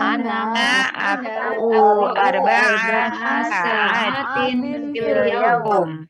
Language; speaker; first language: Arabic; non-native, learner; Indonesian